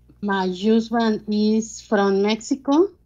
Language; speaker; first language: English; non-native, learner; Spanish